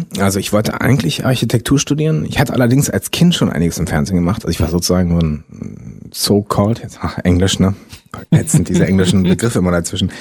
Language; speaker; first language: German; early bilingual, other home language; French